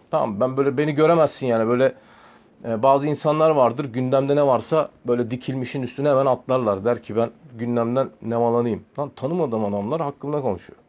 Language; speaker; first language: Turkish; early bilingual, heritage; Turkish